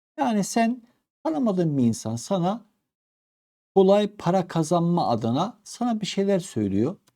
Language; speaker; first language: Turkish; native; Turkish